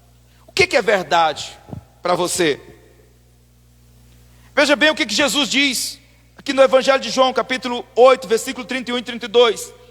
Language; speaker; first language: Portuguese; native; Portuguese